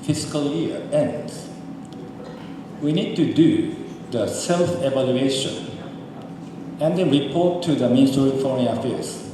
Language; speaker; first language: English; non-native, fluent; Japanese